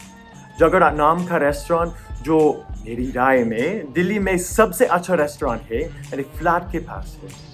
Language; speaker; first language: Hindi; non-native, fluent; English